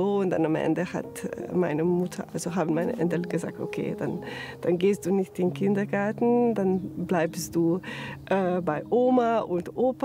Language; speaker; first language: German; non-native, fluent; Slovenian